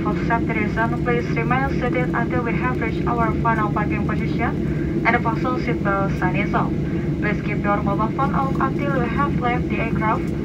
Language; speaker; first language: English; non-native, fluent; Indonesian